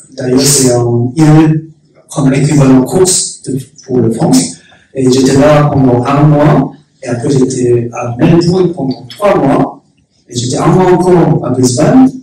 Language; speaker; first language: French; non-native, learner; Korean